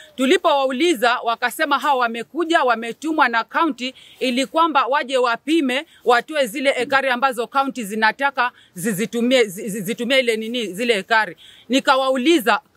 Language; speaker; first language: Swahili; native; Swahili